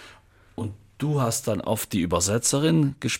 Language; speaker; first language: German; native; German